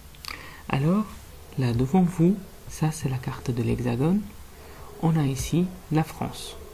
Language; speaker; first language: French; non-native, fluent; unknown